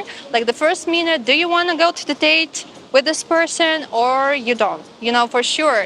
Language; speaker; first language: English; non-native, fluent; Russian